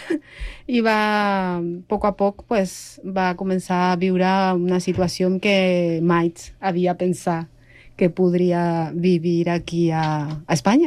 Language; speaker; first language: Catalan; non-native, fluent; Spanish